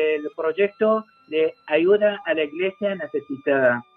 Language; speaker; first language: Spanish; non-native, fluent; Arabic